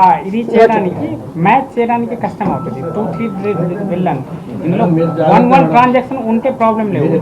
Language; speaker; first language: Telugu; non-native, fluent; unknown